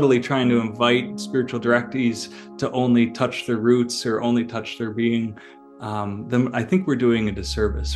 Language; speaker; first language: English; native; English